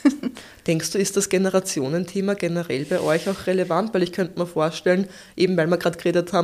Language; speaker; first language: German; native; German